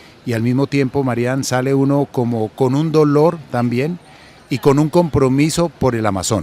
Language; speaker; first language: Spanish; native; Spanish